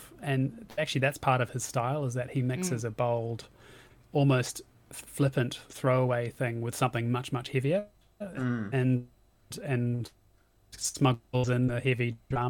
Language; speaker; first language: English; native; English